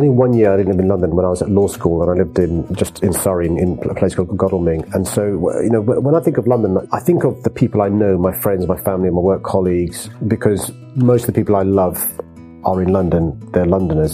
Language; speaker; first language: English; native; English